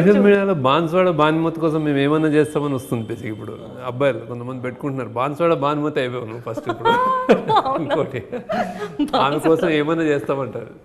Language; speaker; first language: Telugu; native; Telugu